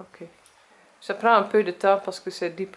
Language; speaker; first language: French; non-native, learner; Dutch